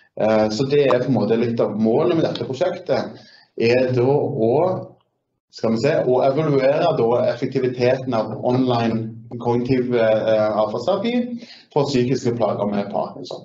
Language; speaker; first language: Norwegian; native; Norwegian